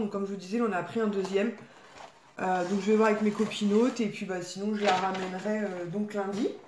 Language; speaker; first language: French; native; French